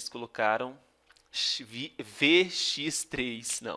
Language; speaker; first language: Portuguese; native; Portuguese